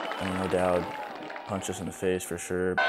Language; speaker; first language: English; native; English